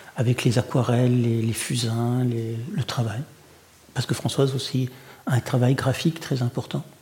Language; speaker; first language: French; early bilingual, other home language; Russian